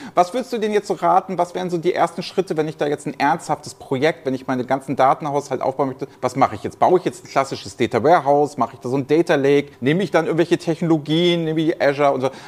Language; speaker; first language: German; native; German